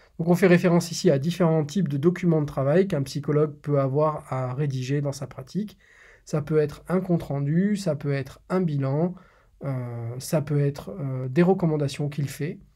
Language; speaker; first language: French; native; French